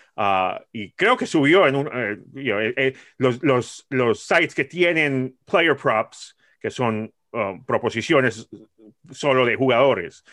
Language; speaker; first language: Spanish; early bilingual, heritage; Spanish